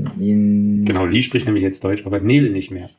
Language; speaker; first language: German; native; German